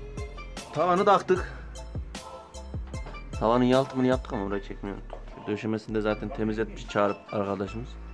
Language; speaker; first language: Turkish; native; Turkish